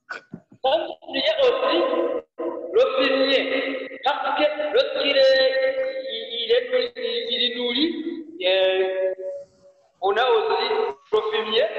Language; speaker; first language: French; non-native, learner; Rundi